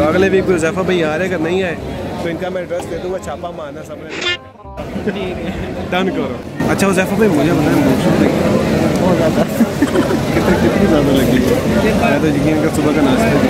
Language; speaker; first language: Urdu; non-native, local second language; Punjabi